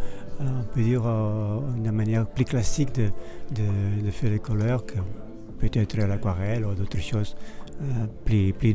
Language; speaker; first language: French; non-native, fluent; Spanish